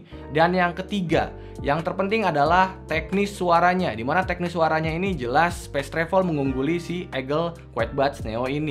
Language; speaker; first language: Indonesian; native; Indonesian